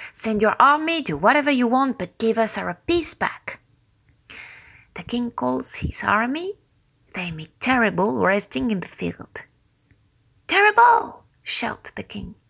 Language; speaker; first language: English; non-native, fluent; French